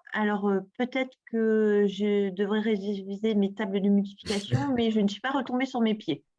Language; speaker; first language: French; native; French